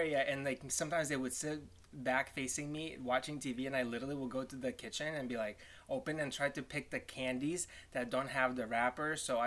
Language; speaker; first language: English; non-native, fluent; Lithuanian